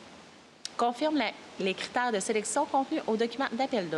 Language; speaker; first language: French; native; French